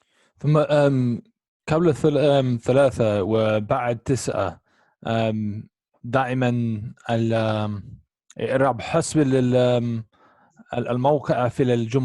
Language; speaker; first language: Arabic; non-native, learner; English